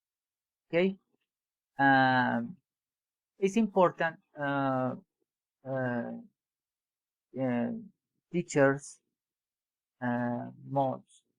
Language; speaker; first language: English; non-native, learner; Spanish